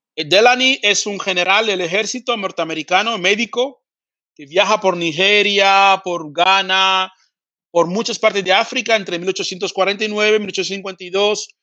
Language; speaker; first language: Spanish; early bilingual, other home language; Fang